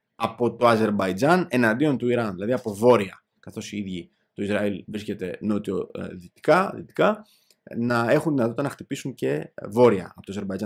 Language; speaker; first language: Greek; native; Greek